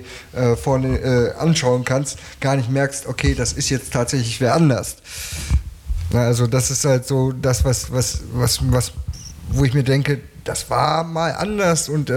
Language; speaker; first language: German; native; German